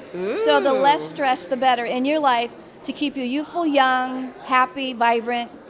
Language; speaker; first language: English; native; English